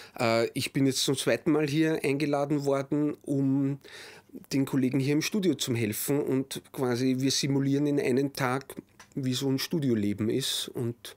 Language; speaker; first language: German; native; German